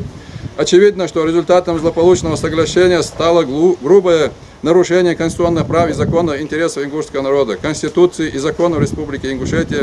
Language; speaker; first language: Russian; non-native, local second language; Ingush